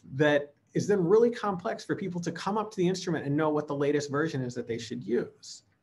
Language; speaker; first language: English; native; English